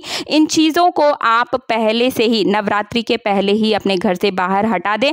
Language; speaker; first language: Hindi; native; Hindi